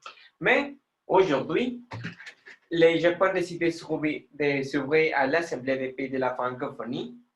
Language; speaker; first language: French; non-native, learner; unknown